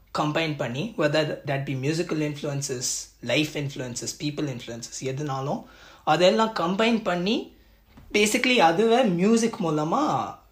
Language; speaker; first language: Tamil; early bilingual, heritage; Tamil